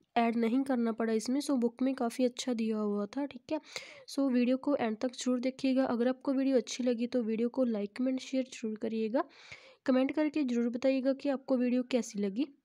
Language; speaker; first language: Hindi; non-native, local second language; Punjabi